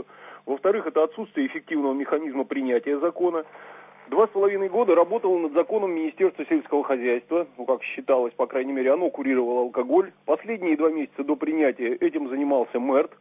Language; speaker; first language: Russian; native; Russian